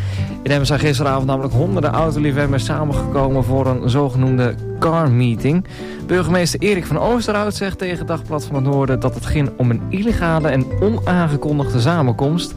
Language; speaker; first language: Dutch; native; Dutch